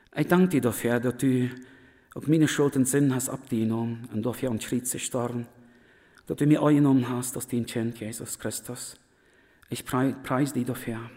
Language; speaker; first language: German; early bilingual, other home language; Plautdietsch